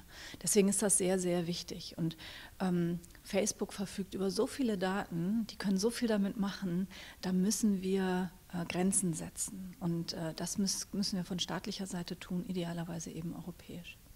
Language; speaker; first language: German; native; German